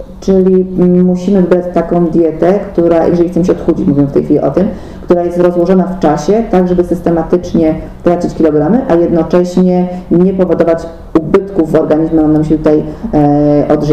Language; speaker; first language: Polish; native; Polish